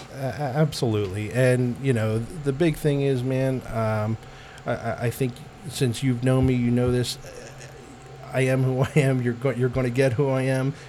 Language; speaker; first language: English; native; English